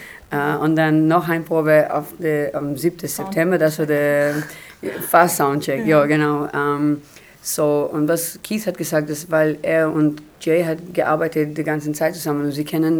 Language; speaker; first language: German; non-native, learner; Hebrew